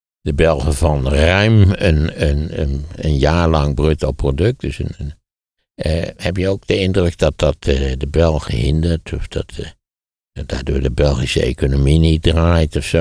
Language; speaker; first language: Dutch; native; Dutch